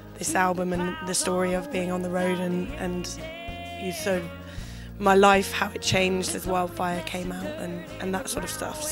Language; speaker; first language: English; native; English